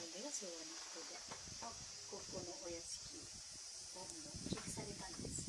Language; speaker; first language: Japanese; native; Japanese